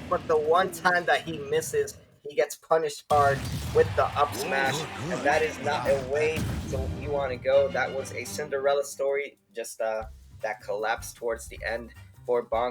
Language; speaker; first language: English; native; English